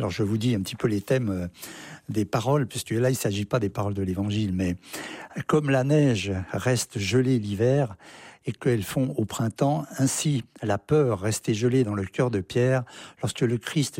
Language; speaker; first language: French; native; French